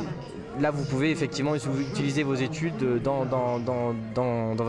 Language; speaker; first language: French; native; French